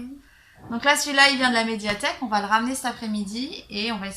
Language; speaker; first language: French; native; French